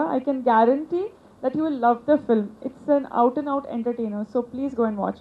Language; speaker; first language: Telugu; non-native, local second language; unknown